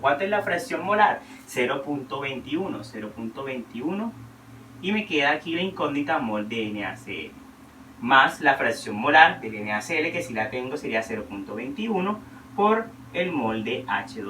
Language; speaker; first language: Spanish; native; Spanish